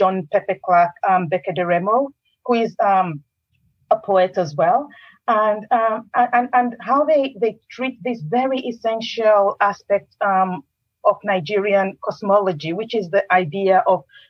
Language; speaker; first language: English; non-native, local second language; Yoruba